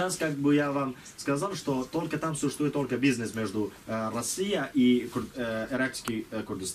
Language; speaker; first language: Russian; non-native, learner; Kurdish